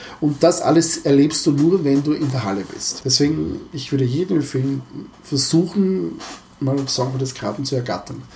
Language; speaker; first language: German; early bilingual, other home language; Croatian